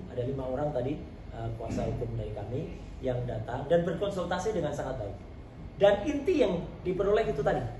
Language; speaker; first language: Indonesian; non-native, local second language; Javanese